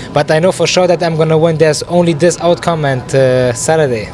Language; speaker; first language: English; non-native, fluent; German